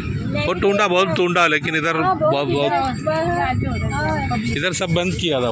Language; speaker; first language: Hindi; non-native, local second language; Malayalam